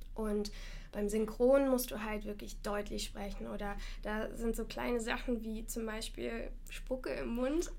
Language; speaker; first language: German; non-native, fluent; Russian